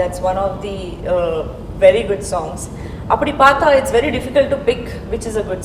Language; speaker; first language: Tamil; non-native, local second language; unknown